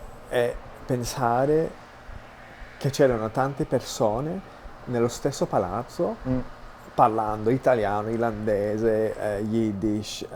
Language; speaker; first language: Italian; non-native, fluent; English